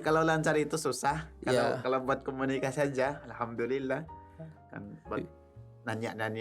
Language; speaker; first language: Indonesian; non-native, learner; Tausug